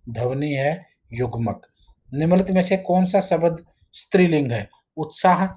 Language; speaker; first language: Hindi; native; Hindi